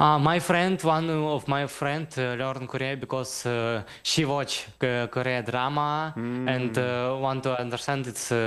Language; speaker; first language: English; non-native, learner; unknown